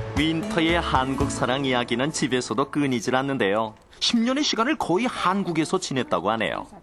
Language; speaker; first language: Korean; native; Korean